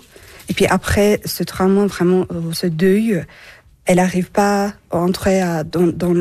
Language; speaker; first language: French; non-native, fluent; Turkish